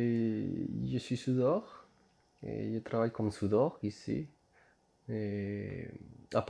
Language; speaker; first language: French; non-native, learner; Spanish